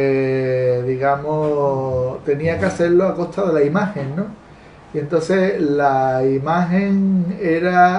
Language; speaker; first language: Spanish; native; Spanish